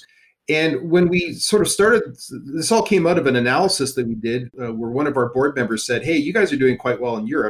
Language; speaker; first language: English; native; English